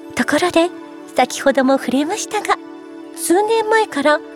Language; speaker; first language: Japanese; native; Japanese